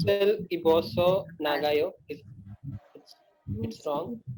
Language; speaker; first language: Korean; non-native, learner; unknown